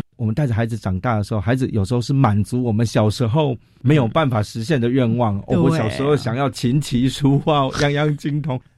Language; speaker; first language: Chinese; native; Chinese